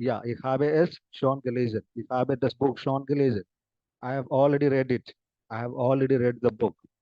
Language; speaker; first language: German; non-native, fluent; Hindi